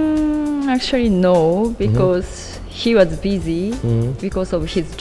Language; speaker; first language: English; non-native, learner; Japanese